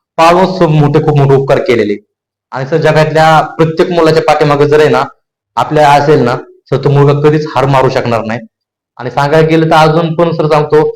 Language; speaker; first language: Marathi; native; Marathi